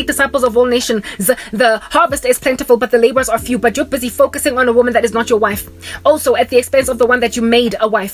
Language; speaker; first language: English; non-native, local second language; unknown